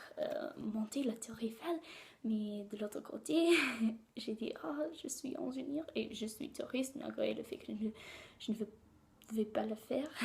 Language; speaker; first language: French; non-native, learner; English